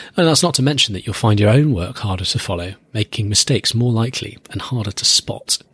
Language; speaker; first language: English; native; English